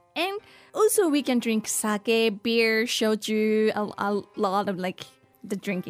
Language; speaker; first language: English; non-native, learner; Japanese